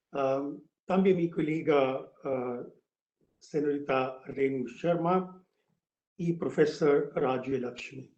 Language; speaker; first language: Spanish; non-native, fluent; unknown